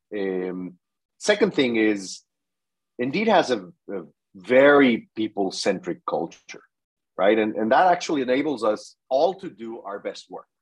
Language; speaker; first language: English; non-native, fluent; Spanish